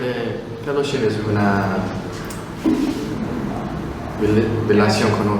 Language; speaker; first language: Spanish; non-native, learner; Korean